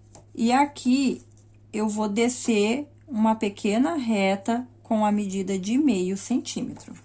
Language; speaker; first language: Portuguese; native; Portuguese